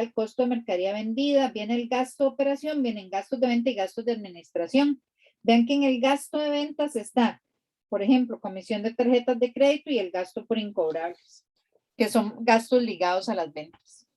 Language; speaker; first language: Spanish; native; Spanish